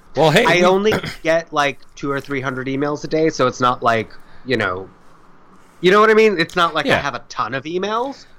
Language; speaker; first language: English; native; English